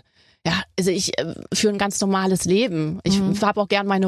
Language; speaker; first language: German; native; German